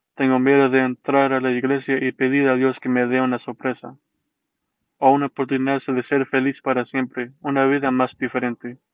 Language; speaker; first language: Spanish; early bilingual, heritage; Spanish